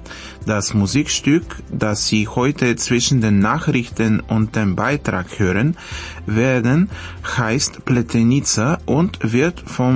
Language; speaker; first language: German; non-native, fluent; Bulgarian